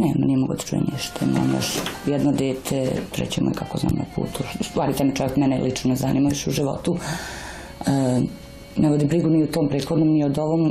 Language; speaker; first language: Bosnian; native; Bosnian